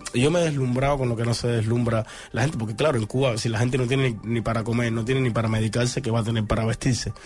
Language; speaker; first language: Spanish; native; Spanish